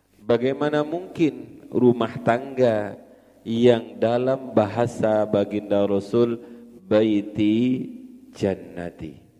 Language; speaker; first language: Indonesian; non-native, local second language; Javanese